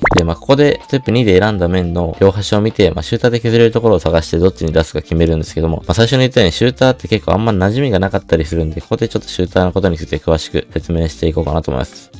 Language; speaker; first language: Japanese; native; Japanese